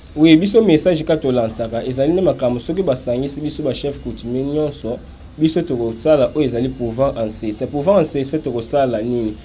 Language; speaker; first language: Lingala; non-native, local second language; Kongo